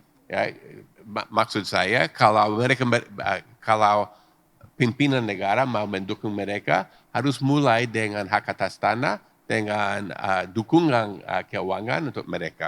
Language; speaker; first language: Indonesian; non-native, fluent; English